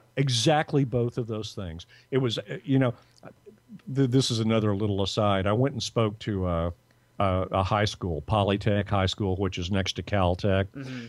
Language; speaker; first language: English; native; English